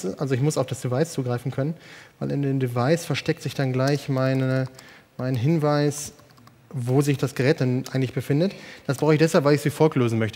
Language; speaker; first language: German; native; German